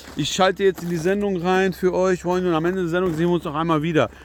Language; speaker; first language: German; early bilingual, other home language; Persian